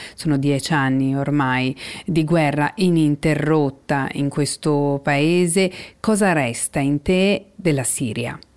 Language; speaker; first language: Italian; native; Italian